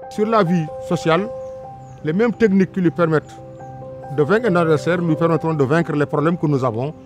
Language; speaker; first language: French; non-native, local second language; Wolof